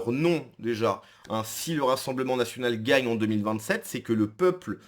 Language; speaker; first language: French; native; French